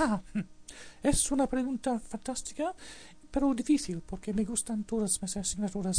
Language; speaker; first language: Spanish; non-native, fluent; English